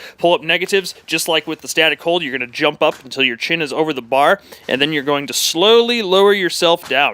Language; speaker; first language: English; native; English